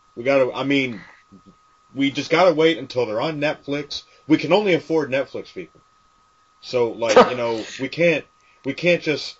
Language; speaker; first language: English; native; English